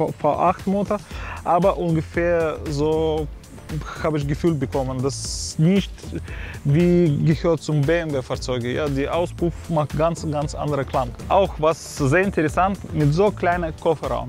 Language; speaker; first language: German; non-native, fluent; Russian